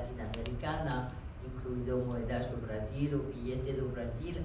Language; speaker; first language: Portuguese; non-native, learner; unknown